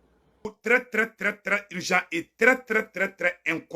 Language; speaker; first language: French; non-native, local second language; Bambara